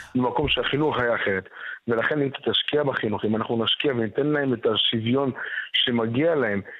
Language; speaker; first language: Hebrew; native; Hebrew